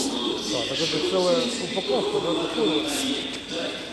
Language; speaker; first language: Russian; non-native, local second language; Ukrainian